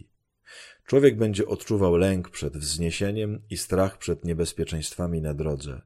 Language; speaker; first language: Polish; native; Polish